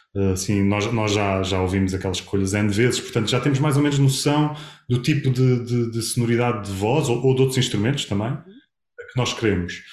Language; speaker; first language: Portuguese; native; Portuguese